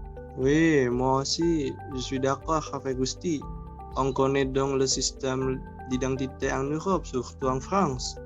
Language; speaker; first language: French; non-native, learner; Indonesian